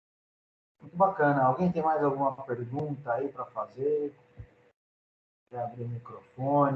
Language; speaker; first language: Portuguese; native; Portuguese